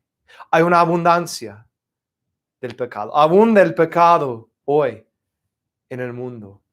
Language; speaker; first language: Spanish; non-native, fluent; English